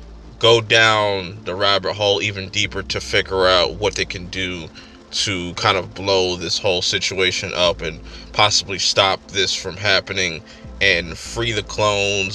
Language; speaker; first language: English; native; English